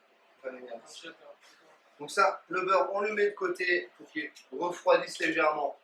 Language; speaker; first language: French; native; French